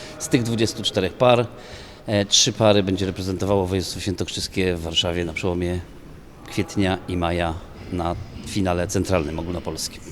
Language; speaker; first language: Polish; native; Polish